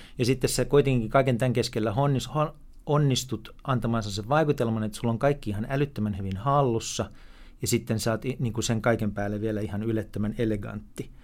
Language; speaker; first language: Finnish; native; Finnish